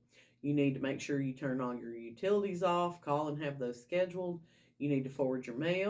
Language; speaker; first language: English; native; English